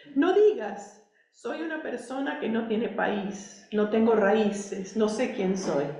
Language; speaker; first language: Spanish; early bilingual, other home language; English